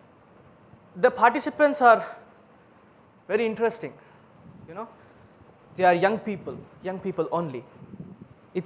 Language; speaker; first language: English; non-native, local second language; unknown